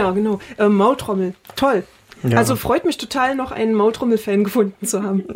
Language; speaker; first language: German; native; German